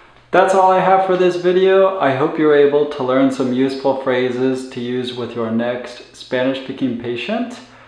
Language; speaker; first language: English; native; English